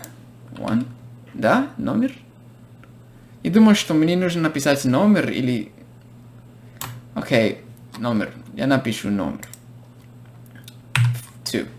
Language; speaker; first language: Russian; non-native, fluent; English